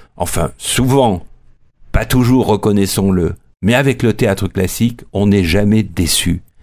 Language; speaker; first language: French; native; French